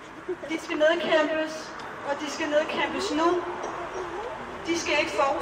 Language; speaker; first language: Danish; early bilingual, other home language; Urdu